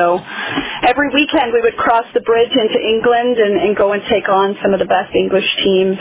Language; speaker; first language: English; native; English